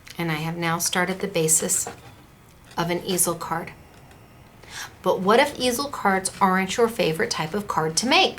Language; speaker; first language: English; native; English